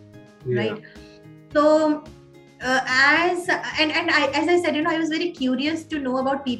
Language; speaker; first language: English; non-native, local second language; Odia